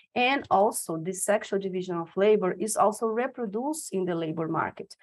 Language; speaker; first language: English; non-native, fluent; Portuguese